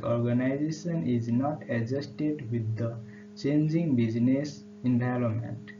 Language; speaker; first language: English; non-native, local second language; Nepali